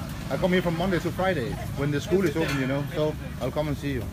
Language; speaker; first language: English; non-native, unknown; Danish